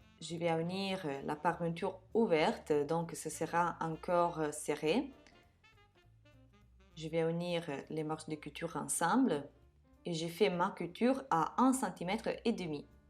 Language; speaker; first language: French; non-native, fluent; Italian